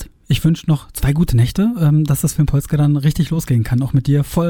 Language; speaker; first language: German; native; German